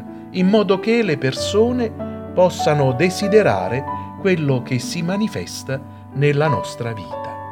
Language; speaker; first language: Italian; native; Italian